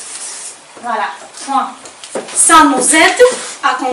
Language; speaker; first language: French; non-native, fluent; Ukrainian